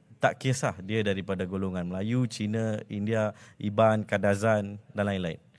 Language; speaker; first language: Malay; non-native, local second language; Tamil